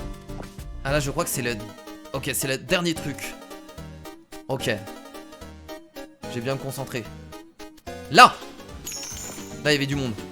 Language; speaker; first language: French; native; French